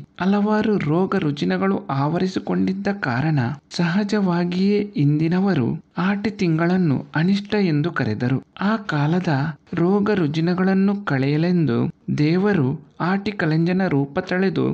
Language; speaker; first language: Kannada; non-native, local second language; Tulu